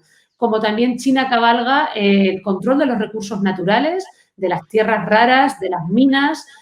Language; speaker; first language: Spanish; native; Spanish